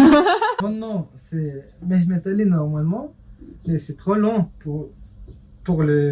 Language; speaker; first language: French; early bilingual, other home language; Turkish